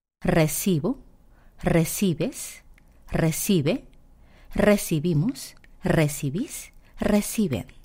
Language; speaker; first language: Spanish; non-native, fluent; Korean